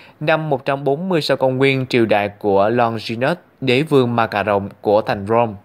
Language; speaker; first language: Vietnamese; native; Vietnamese